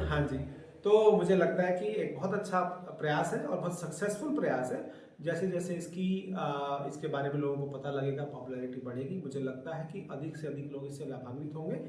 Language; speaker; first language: Hindi; native; Hindi